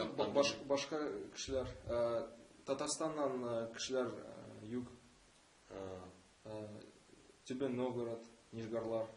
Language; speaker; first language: Tatar; non-native, local second language; Russian